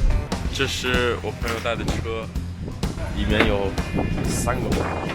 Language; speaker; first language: Chinese; non-native, local second language; English